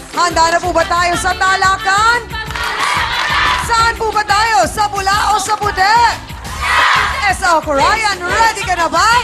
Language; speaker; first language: Filipino; native; Filipino